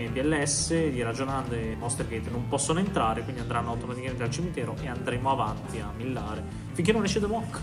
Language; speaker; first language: Italian; native; Italian